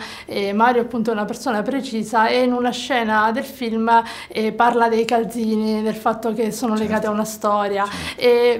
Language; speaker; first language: Italian; native; Italian